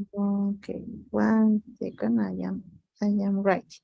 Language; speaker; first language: English; non-native, learner; Spanish